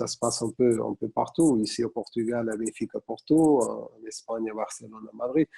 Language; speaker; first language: French; non-native, fluent; Portuguese